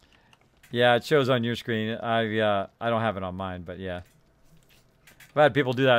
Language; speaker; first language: English; native; English